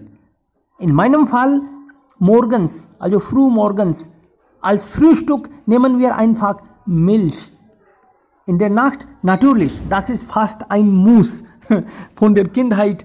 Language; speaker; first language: German; non-native, fluent; Hindi